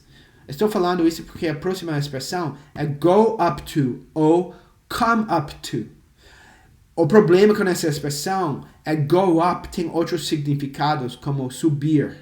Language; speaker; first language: Portuguese; non-native, fluent; English